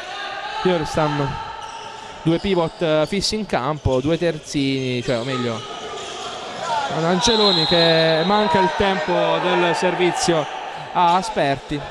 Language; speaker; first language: Italian; native; Italian